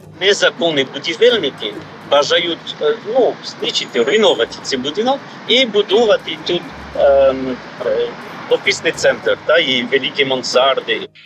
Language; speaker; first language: Ukrainian; non-native, learner; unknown